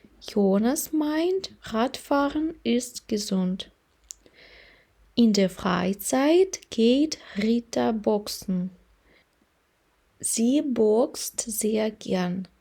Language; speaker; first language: German; non-native, fluent; Ukrainian